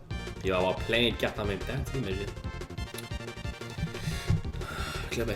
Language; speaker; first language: French; native; French